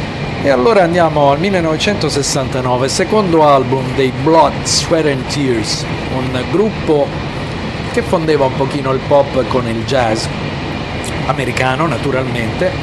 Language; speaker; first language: Italian; native; Italian